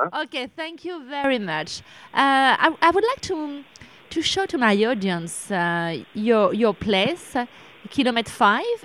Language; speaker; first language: English; non-native, learner; French